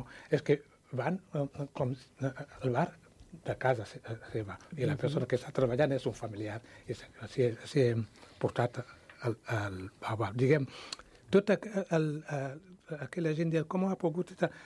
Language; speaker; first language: Catalan; non-native, learner; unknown